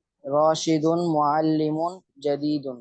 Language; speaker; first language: Arabic; non-native, learner; Bangla